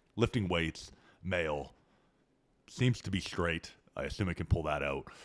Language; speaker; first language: English; native; English